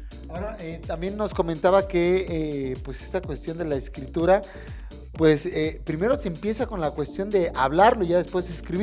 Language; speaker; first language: Spanish; native; Spanish